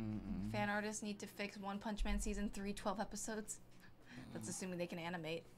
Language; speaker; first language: English; native; English